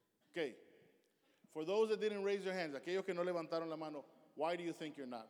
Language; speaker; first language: English; early bilingual, other home language; Spanish